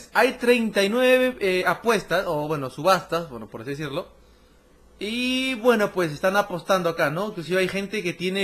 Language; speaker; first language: Spanish; native; Spanish